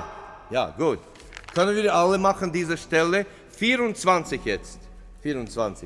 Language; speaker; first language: German; non-native, fluent; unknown